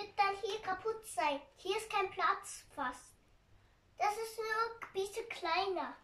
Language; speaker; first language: German; early bilingual, other home language; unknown